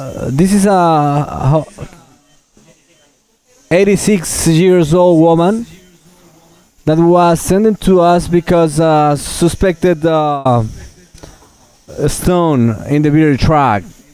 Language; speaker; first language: English; non-native, fluent; Spanish